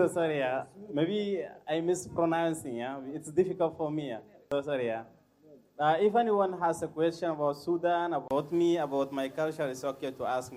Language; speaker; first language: English; non-native, learner; Arabic